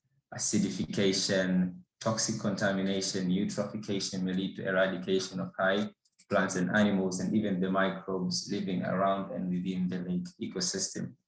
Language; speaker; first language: English; non-native, local second language; Swahili